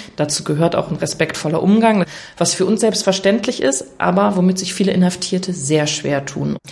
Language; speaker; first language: German; native; German